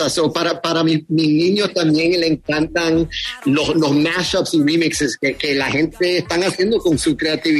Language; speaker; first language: Spanish; early bilingual, heritage; Spanish